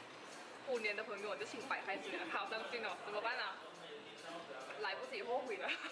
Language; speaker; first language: Chinese; non-native, fluent; Thai